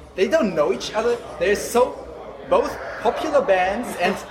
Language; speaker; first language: English; non-native, fluent; German